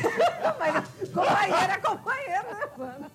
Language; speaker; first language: Portuguese; native; Portuguese